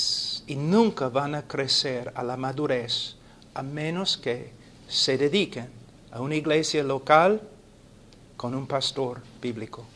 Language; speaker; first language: Spanish; non-native, fluent; English